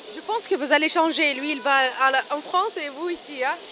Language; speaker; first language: French; non-native, local second language; Arabic